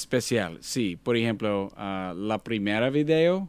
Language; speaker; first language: Spanish; non-native, learner; English